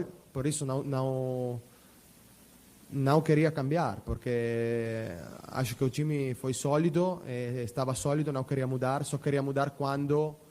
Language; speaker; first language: Portuguese; non-native, fluent; Italian